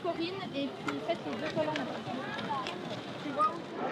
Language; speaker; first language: French; native; French